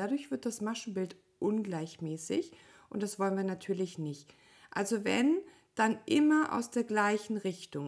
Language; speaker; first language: German; native; German